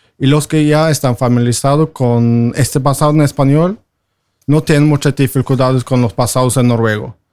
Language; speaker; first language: Spanish; non-native, fluent; Norwegian